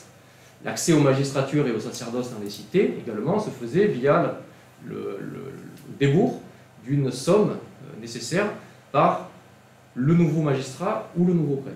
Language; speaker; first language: French; native; French